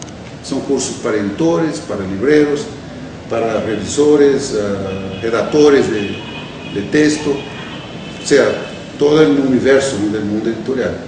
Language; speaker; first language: Spanish; non-native, fluent; Portuguese